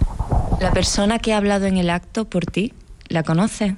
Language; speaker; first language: Spanish; native; Spanish